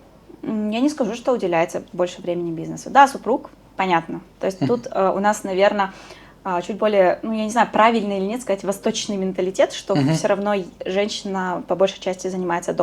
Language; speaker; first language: Russian; native; Russian